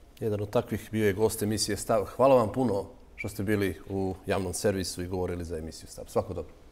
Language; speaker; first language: Serbian; native; Serbian